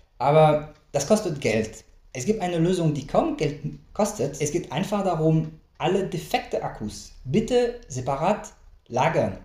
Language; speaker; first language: German; non-native, fluent; French